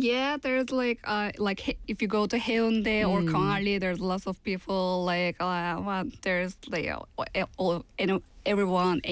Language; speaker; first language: English; non-native, fluent; Turkish